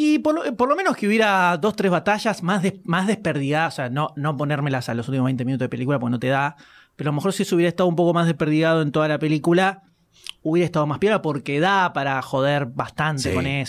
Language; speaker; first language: Spanish; native; Spanish